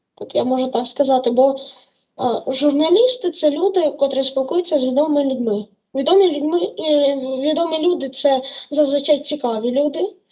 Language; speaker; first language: Ukrainian; native; Ukrainian